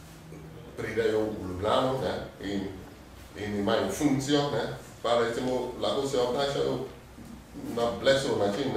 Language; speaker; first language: Slovenian; non-native, fluent; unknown